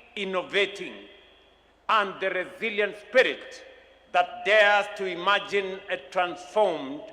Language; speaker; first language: English; non-native, local second language; Kalenjin